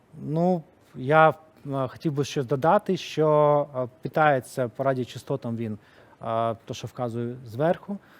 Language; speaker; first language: Ukrainian; non-native, local second language; Russian